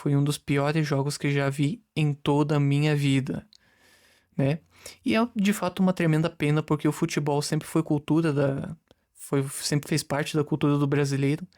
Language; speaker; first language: Portuguese; native; Portuguese